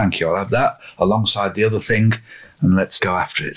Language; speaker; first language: English; native; English